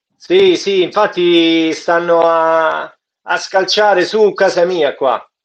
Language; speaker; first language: Italian; native; Italian